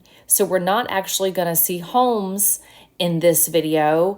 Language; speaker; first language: English; native; English